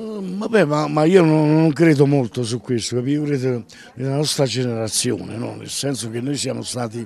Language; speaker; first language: Italian; native; Italian